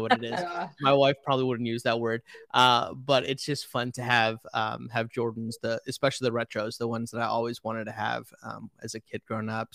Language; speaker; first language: English; early bilingual, other home language; Telugu